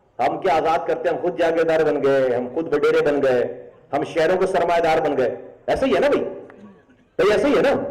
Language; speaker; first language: Urdu; native; Urdu